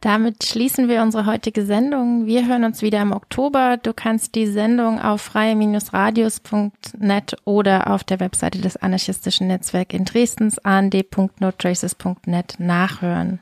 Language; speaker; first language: German; native; German